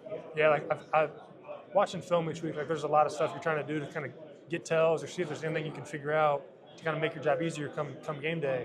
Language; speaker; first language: English; native; English